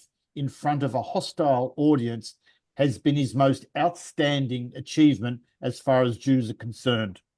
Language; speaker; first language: English; native; English